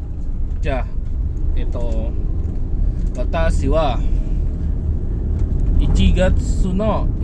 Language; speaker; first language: Japanese; non-native, learner; Indonesian